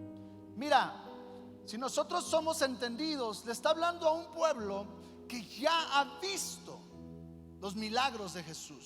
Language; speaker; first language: Spanish; native; Spanish